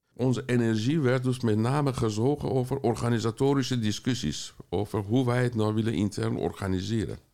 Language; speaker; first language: Dutch; non-native, fluent; Persian